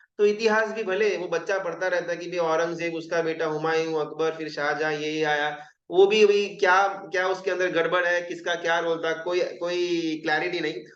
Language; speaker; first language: Hindi; non-native, local second language; Gujarati